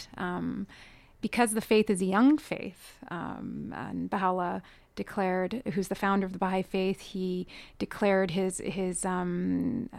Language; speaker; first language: English; early bilingual, other home language; Persian